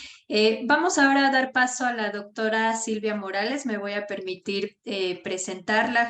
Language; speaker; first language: Spanish; native; Spanish